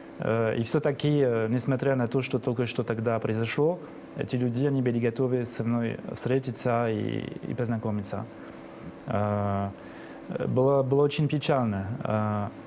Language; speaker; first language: Russian; non-native, fluent; French